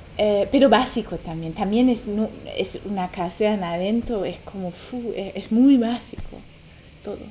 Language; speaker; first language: Spanish; non-native, fluent; German